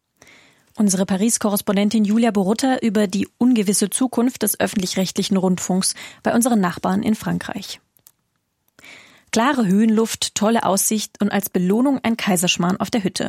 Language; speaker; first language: German; native; German